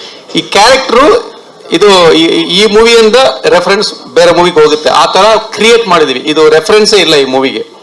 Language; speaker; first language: Kannada; non-native, learner; Tamil